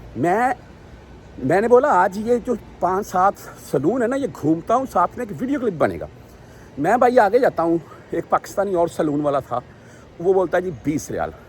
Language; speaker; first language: Urdu; non-native, local second language; Punjabi